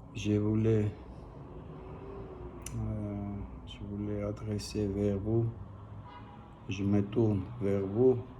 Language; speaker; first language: French; non-native, learner; Armenian